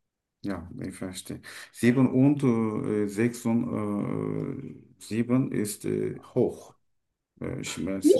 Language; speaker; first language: German; non-native, fluent; Turkish